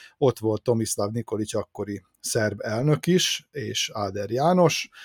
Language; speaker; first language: Hungarian; native; Hungarian